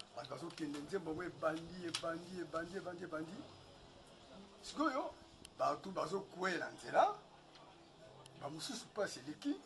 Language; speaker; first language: Lingala; non-native, local second language; Kongo